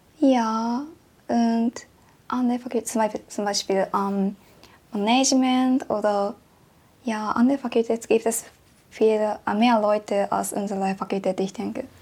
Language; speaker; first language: German; non-native, learner; Japanese